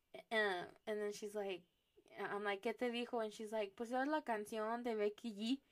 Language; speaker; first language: Spanish; early bilingual, heritage; Spanish